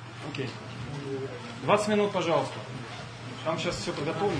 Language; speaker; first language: Russian; native; Russian